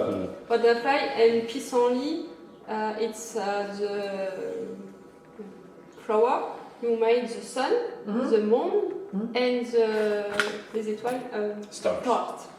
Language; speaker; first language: English; non-native, learner; French